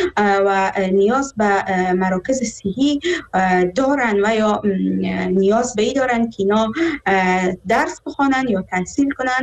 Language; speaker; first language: Persian; native; Persian